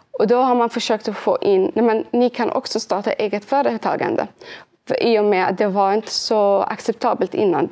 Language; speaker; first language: Swedish; early bilingual, other home language; Arabic